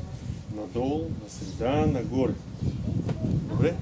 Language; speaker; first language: Bulgarian; non-native, learner; Russian